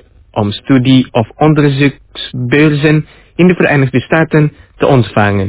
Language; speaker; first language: Dutch; non-native, fluent; Indonesian